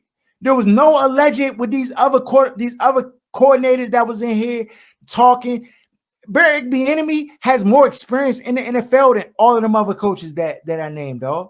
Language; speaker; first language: English; native; English